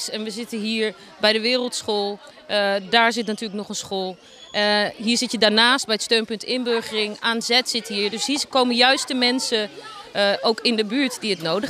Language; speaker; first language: Dutch; native; Dutch